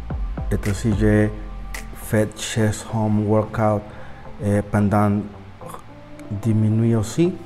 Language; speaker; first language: French; non-native, learner; Spanish